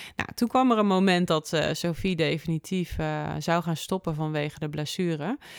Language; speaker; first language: Dutch; native; Dutch